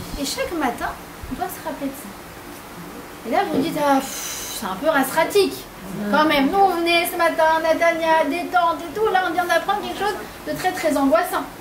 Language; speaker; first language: French; native; French